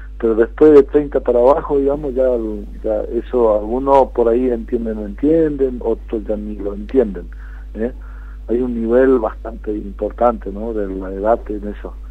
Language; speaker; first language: Spanish; non-native, local second language; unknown